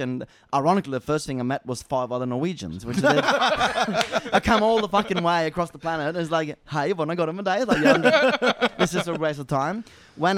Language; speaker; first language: English; non-native, fluent; Norwegian